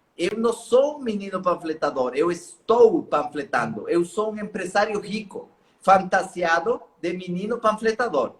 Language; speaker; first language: Portuguese; non-native, fluent; Spanish